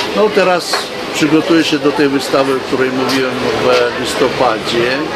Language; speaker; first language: Polish; non-native, fluent; Armenian